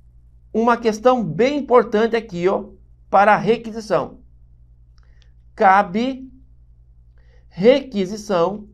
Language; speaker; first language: Portuguese; native; Portuguese